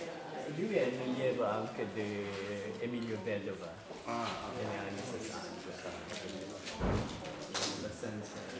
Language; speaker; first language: Italian; non-native, learner; English